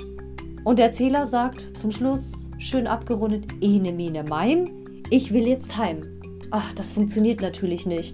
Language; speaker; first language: German; native; German